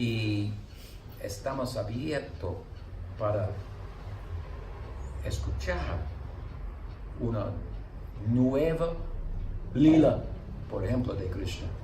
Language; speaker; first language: Spanish; non-native, learner; English